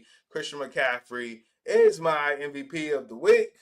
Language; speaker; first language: English; native; English